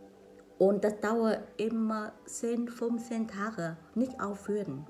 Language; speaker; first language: German; non-native, learner; Vietnamese